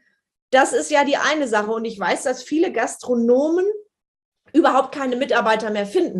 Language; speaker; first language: German; native; German